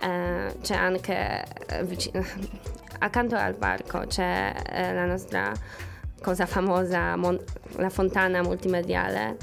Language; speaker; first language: Italian; non-native, fluent; Polish